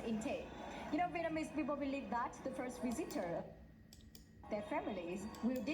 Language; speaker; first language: English; non-native, learner; Vietnamese